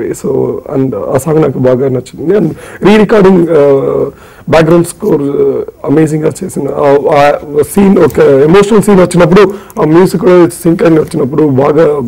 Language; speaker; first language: Telugu; non-native, learner; Tamil